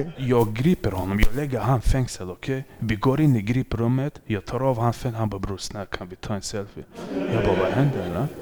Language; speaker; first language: Swedish; early bilingual, other home language; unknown